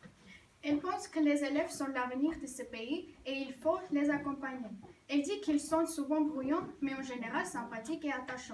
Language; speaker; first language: French; non-native, learner; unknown